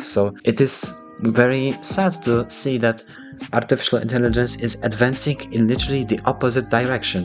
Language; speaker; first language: English; non-native, fluent; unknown